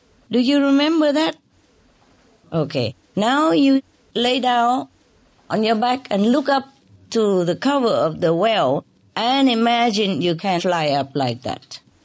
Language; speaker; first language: English; non-native, fluent; Vietnamese